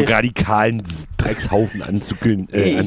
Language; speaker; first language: German; native; German